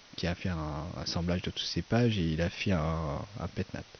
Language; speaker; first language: French; non-native, fluent; Persian